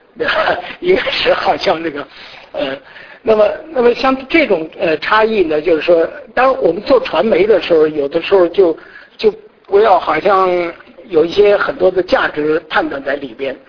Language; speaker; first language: Chinese; native; Chinese